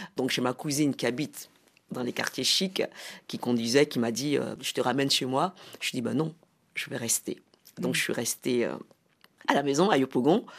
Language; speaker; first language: French; native; French